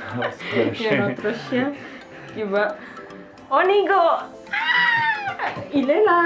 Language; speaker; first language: French; non-native, learner; Indonesian